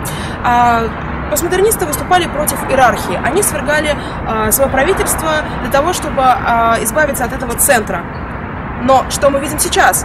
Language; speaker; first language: Russian; native; Russian